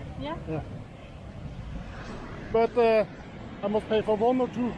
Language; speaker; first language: English; non-native, fluent; Norwegian